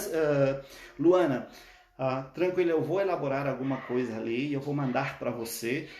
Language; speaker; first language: Portuguese; non-native, fluent; Spanish